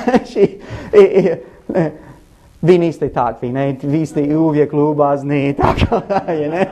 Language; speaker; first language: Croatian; non-native, learner; English